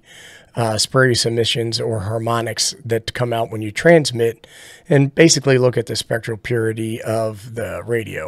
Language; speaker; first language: English; native; English